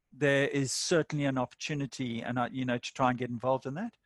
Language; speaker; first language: English; native; English